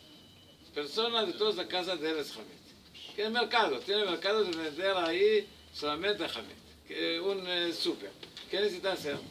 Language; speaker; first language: Spanish; non-native, learner; Hebrew